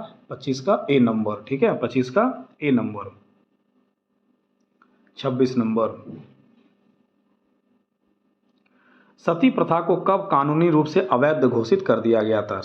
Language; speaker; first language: Hindi; native; Hindi